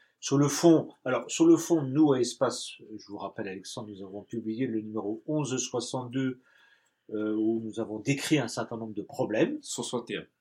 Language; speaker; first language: French; native; French